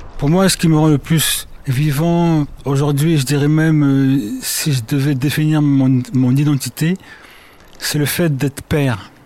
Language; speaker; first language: French; early bilingual, other home language; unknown